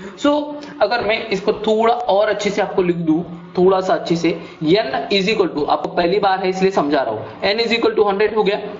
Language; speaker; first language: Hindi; non-native, local second language; Marathi